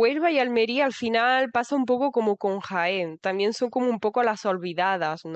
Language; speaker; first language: Spanish; native; Spanish